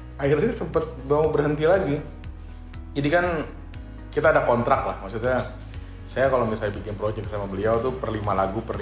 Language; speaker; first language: Indonesian; non-native, local second language; Banjar